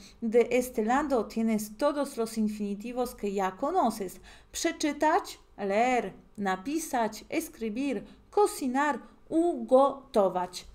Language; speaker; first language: Spanish; non-native, fluent; Polish